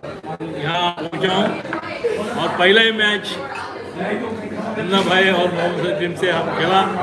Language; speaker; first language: Hindi; non-native, local second language; Marathi